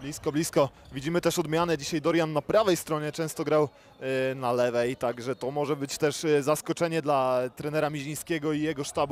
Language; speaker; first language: Polish; native; Polish